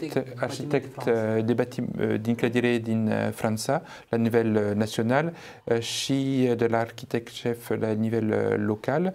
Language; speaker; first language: Romanian; non-native, fluent; French